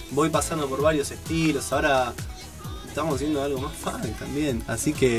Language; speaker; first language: Spanish; native; Spanish